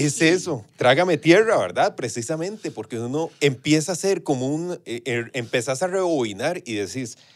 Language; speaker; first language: Spanish; native; Spanish